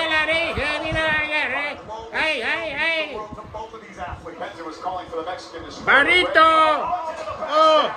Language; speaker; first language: Spanish; non-native, learner; English